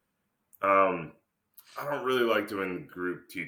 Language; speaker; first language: English; native; English